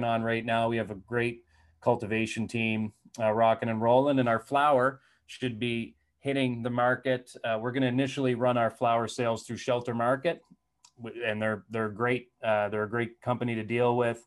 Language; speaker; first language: English; native; English